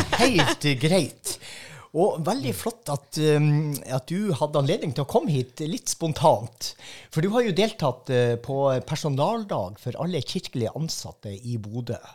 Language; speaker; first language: Norwegian; native; Norwegian